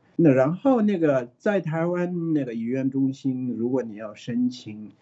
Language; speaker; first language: Chinese; early bilingual, other home language; Tibetan